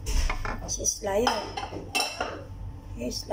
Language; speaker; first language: English; non-native, learner; Filipino